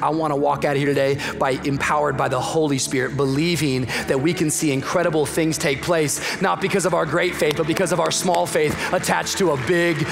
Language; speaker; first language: English; native; English